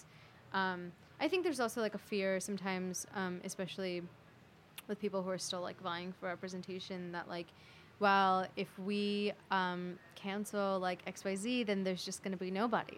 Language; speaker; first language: English; native; English